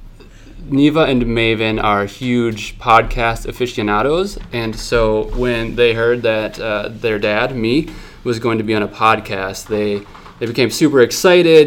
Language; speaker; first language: English; native; English